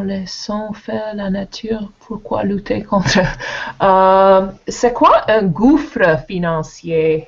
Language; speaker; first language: French; non-native, learner; English